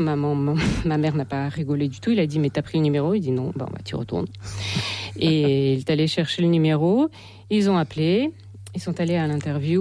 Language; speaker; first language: French; non-native, fluent; Russian